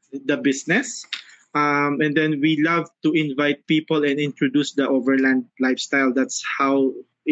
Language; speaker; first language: English; non-native, local second language; Filipino